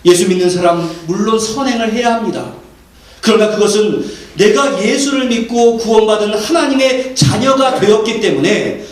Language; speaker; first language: Korean; native; Korean